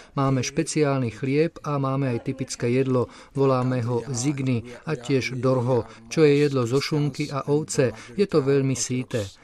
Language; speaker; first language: Slovak; native; Slovak